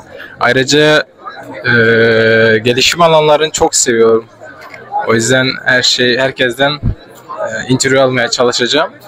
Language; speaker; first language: Turkish; non-native, fluent; Kyrgyz